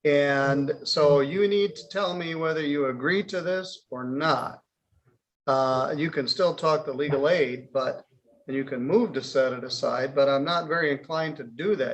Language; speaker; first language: English; native; English